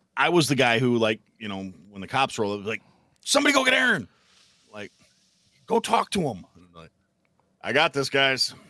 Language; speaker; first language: English; native; English